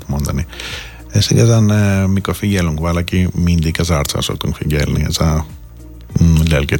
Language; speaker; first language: Hungarian; non-native, fluent; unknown